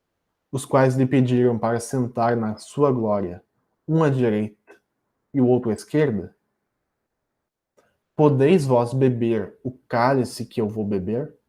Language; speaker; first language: Portuguese; native; Portuguese